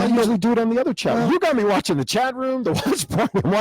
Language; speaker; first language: English; native; English